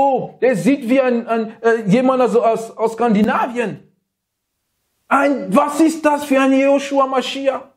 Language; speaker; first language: German; non-native, fluent; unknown